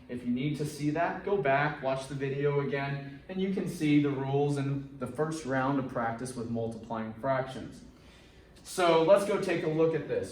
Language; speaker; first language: English; native; English